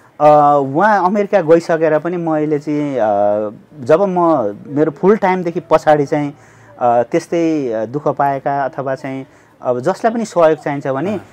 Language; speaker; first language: Nepali; native; Nepali